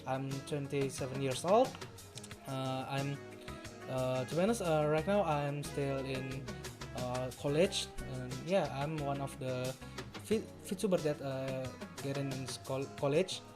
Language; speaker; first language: English; non-native, learner; Indonesian